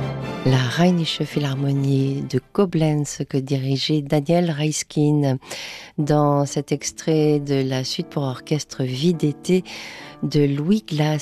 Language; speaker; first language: French; native; French